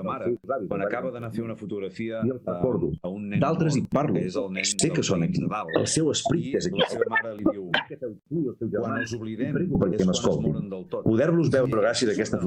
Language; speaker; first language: Catalan; native; Catalan